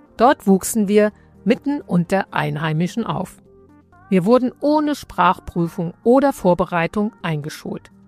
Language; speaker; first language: German; early bilingual, other home language; Italian